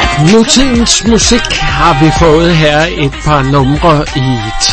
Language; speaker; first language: Danish; native; Danish